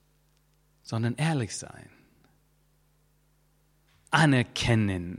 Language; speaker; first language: German; non-native, fluent; English